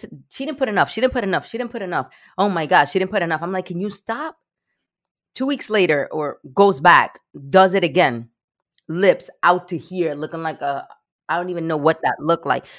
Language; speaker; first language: English; early bilingual, other home language; Spanish